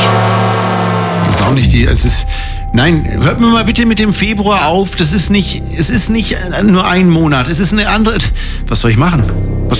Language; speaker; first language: German; native; German